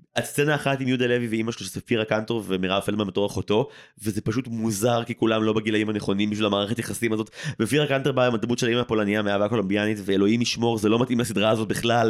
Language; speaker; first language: Hebrew; native; Hebrew